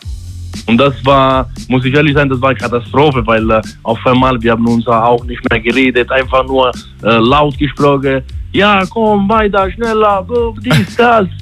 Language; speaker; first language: German; non-native, fluent; Italian